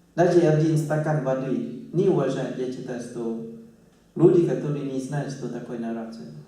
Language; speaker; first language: Russian; non-native, fluent; Thai